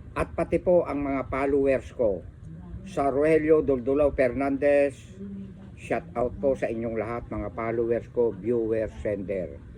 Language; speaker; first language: Filipino; native; Filipino